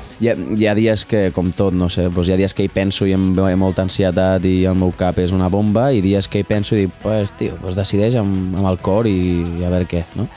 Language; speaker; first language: Catalan; native; Catalan